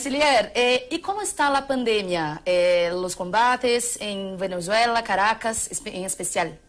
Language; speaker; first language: Spanish; non-native, fluent; Portuguese